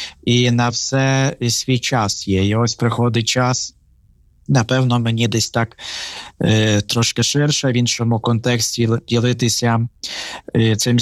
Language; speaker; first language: Ukrainian; native; Ukrainian